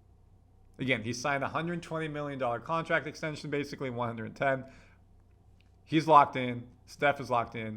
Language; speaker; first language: English; native; English